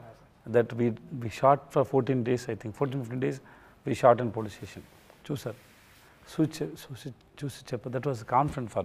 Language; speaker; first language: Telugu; non-native, learner; Tamil